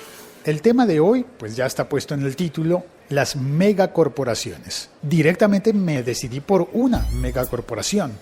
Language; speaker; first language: Spanish; native; Spanish